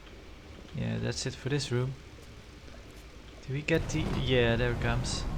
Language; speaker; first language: English; native; English